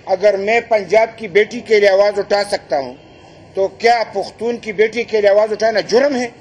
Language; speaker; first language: Urdu; non-native, local second language; Pashto